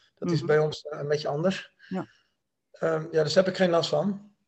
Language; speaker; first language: Dutch; native; Dutch